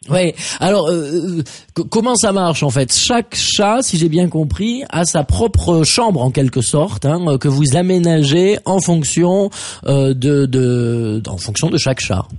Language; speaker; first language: French; native; French